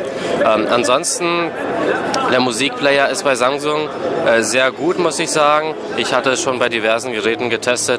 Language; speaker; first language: German; native; German